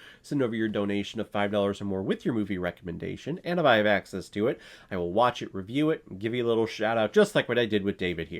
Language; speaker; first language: English; native; English